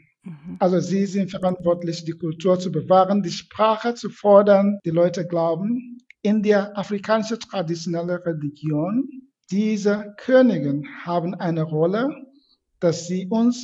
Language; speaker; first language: German; non-native, fluent; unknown